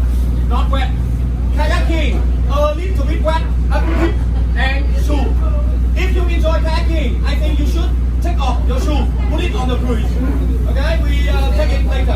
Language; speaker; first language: English; non-native, learner; Vietnamese